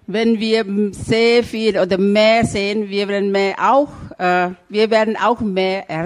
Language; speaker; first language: German; non-native, fluent; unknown